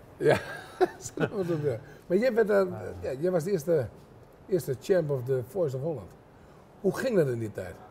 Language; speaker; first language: Dutch; native; Dutch